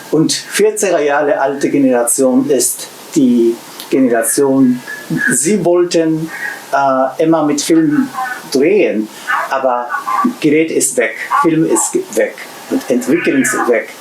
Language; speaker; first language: German; non-native, learner; Japanese